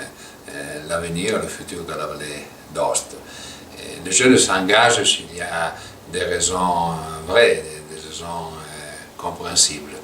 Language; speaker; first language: French; non-native, local second language; Italian